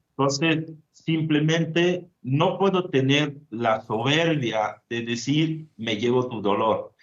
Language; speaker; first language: Spanish; non-native, fluent; Italian